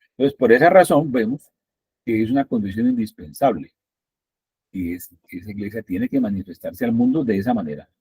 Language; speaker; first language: Spanish; native; Spanish